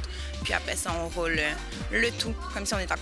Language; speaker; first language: French; native; French